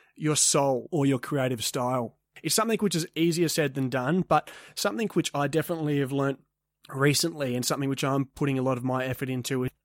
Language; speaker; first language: English; native; English